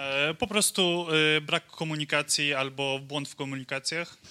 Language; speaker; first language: Polish; non-native, learner; English